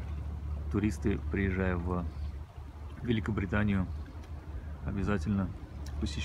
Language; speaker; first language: Russian; native; Russian